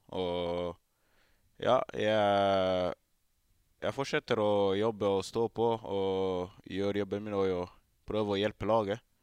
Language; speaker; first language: Norwegian; non-native, fluent; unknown